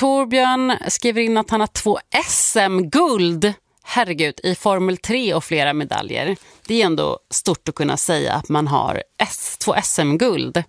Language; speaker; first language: Swedish; native; Swedish